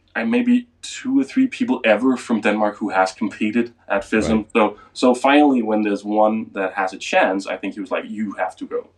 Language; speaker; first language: English; non-native, fluent; Danish